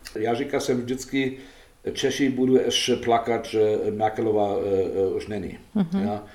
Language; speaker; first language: Czech; non-native, fluent; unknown